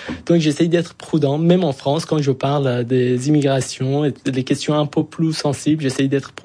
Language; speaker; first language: French; non-native, fluent; Persian